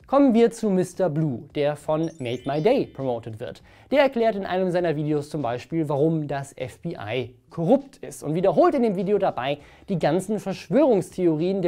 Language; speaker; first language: German; native; German